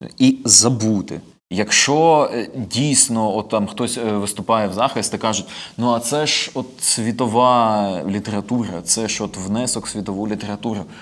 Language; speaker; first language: Ukrainian; non-native, local second language; Russian